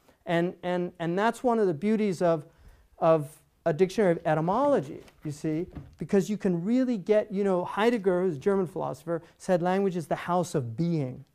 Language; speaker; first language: English; native; English